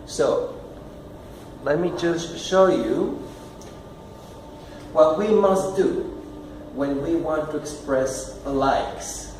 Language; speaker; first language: English; non-native, fluent; Spanish